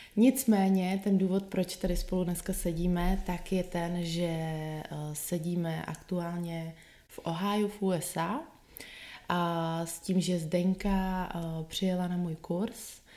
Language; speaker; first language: Czech; native; Czech